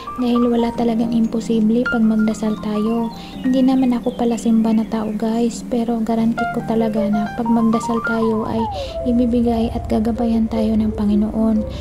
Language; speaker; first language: Filipino; non-native, local second language; Cebuano